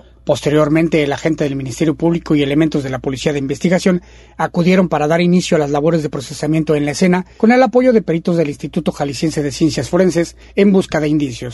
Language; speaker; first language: Spanish; native; Spanish